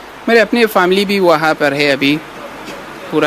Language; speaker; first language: Hindi; non-native, learner; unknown